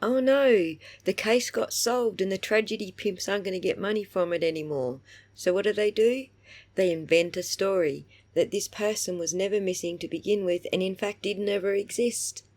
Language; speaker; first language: English; native; English